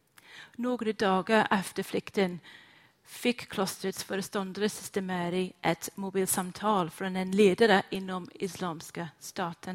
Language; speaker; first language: Swedish; non-native, fluent; English